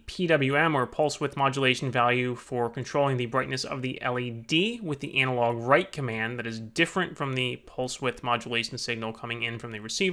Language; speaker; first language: English; native; English